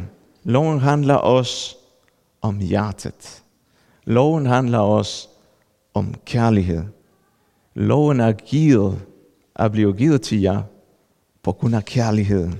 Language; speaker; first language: Danish; non-native, fluent; Spanish